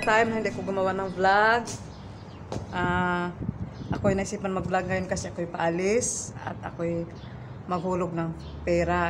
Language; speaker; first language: Filipino; non-native, local second language; Cebuano